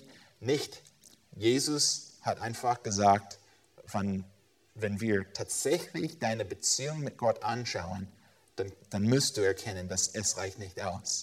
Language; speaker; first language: German; non-native, fluent; English